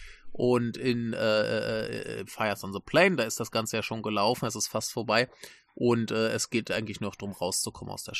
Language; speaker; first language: German; native; German